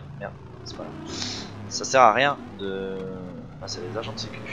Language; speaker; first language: French; native; French